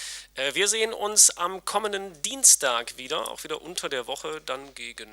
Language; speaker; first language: German; native; German